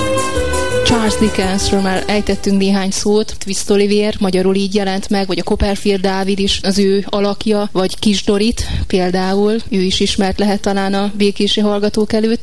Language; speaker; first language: Hungarian; native; Hungarian